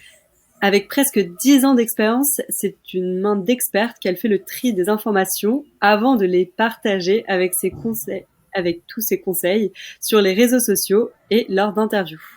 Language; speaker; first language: French; native; French